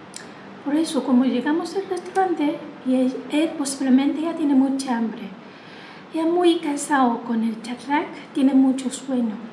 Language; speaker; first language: Spanish; non-native, learner; Chinese